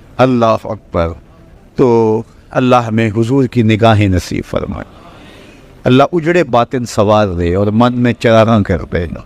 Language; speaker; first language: Urdu; non-native, local second language; Punjabi